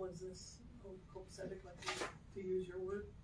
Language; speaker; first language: English; native; English